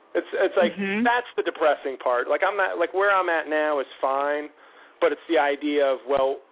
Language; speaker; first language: English; native; English